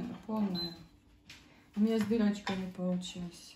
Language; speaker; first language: Russian; native; Russian